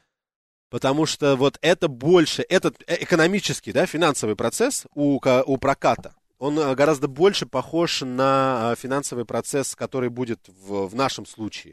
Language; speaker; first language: Russian; native; Russian